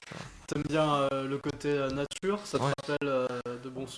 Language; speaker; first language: French; native; French